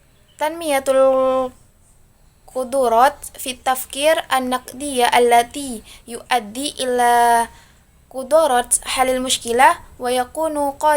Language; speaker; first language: Arabic; non-native, learner; Indonesian